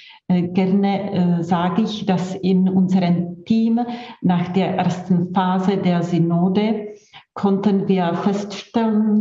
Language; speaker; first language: German; non-native, fluent; Czech